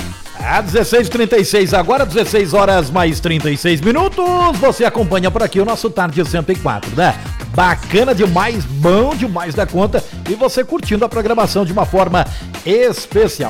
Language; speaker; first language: Portuguese; native; Portuguese